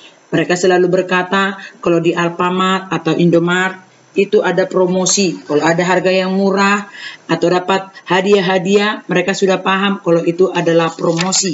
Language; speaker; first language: Indonesian; native; Indonesian